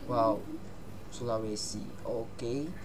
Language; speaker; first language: English; non-native, learner; Thai